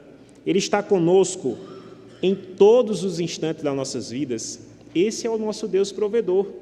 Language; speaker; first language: Portuguese; native; Portuguese